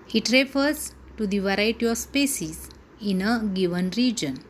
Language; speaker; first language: English; non-native, local second language; Marathi